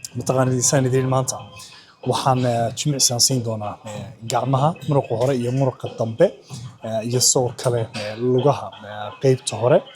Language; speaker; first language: Somali; early bilingual, heritage; Somali